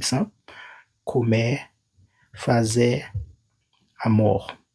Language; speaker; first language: Portuguese; non-native, fluent; Haitian Creole